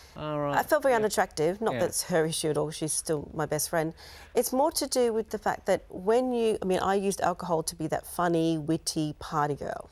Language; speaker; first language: English; native; English